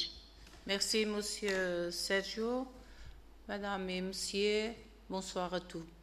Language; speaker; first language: French; non-native, learner; Portuguese